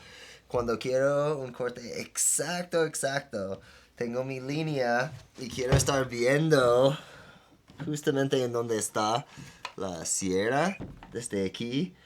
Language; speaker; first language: Spanish; non-native, fluent; English